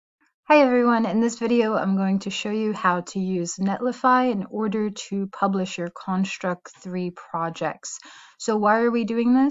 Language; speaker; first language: English; native; English